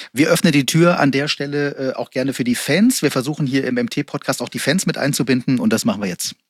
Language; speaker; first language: German; native; German